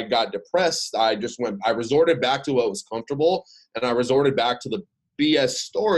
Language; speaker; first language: English; early bilingual, other home language; Arabic